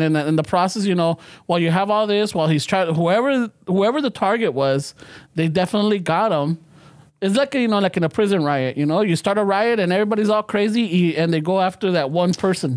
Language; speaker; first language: English; early bilingual, other home language; Spanish